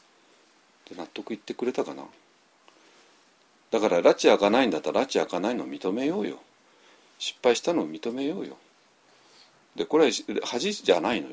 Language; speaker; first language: Japanese; native; Japanese